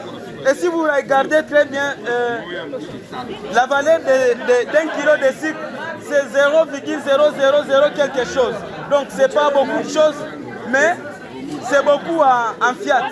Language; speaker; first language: French; non-native, local second language; Swahili